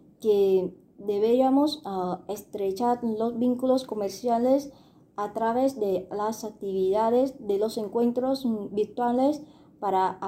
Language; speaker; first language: Spanish; non-native, fluent; Vietnamese